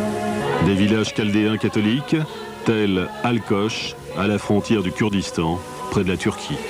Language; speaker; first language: French; native; French